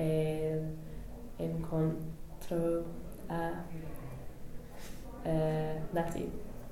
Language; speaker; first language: Spanish; non-native, learner; English